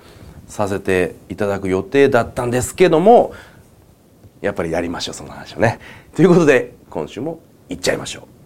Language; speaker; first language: Japanese; native; Japanese